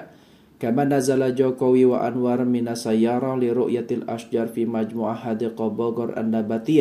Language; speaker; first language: Arabic; non-native, fluent; Indonesian